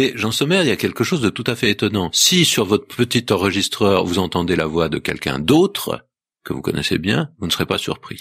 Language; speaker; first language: French; native; French